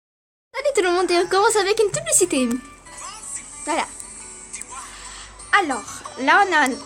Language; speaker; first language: French; early bilingual, other home language; Portuguese